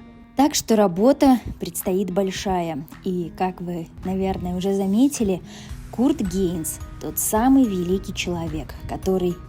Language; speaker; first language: Russian; native; Russian